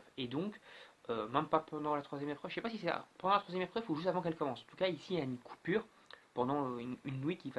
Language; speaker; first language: French; native; French